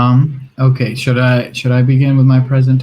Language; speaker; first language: English; native; English